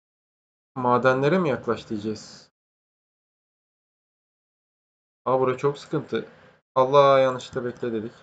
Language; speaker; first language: Turkish; native; Turkish